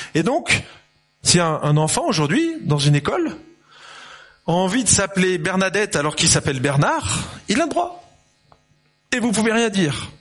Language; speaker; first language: French; native; French